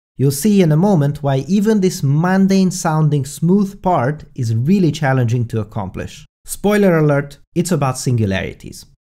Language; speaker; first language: English; non-native, fluent; Hungarian